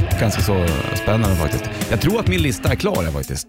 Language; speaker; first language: Swedish; native; Swedish